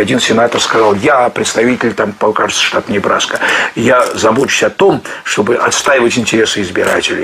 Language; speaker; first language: Russian; native; Russian